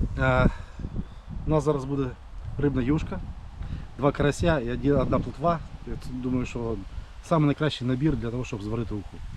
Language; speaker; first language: Ukrainian; non-native, local second language; Russian